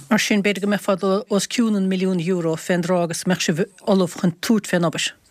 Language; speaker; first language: Irish; native; Irish